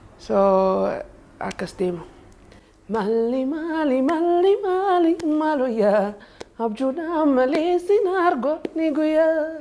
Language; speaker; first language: Oromo; early bilingual, heritage; Oromo